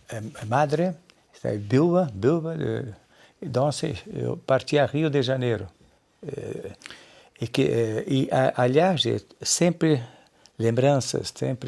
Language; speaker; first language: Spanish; non-native, learner; Portuguese